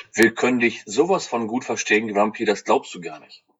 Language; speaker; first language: German; native; German